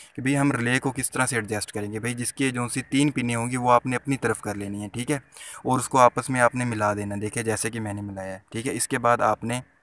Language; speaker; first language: Urdu; non-native, local second language; Punjabi